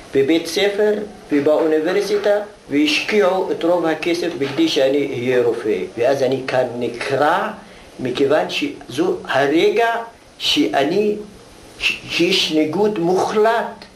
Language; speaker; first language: Hebrew; non-native, local second language; Arabic